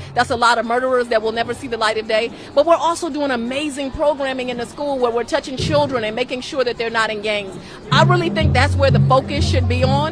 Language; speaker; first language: English; native; English